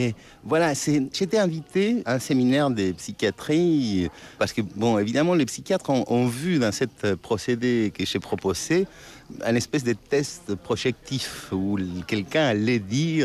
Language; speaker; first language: French; non-native, fluent; Spanish